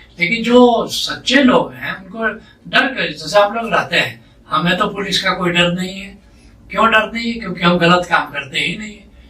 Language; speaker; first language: Hindi; native; Hindi